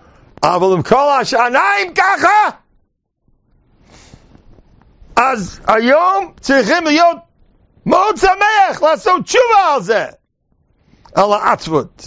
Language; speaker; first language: Hebrew; non-native, fluent; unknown